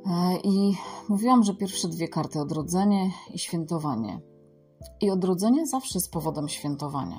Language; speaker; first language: Polish; native; Polish